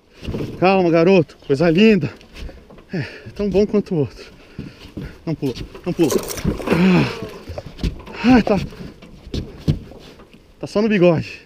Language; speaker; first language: Portuguese; native; Portuguese